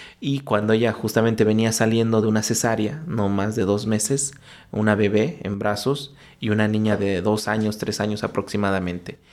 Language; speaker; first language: Spanish; non-native, local second language; Mixtepec Mixtec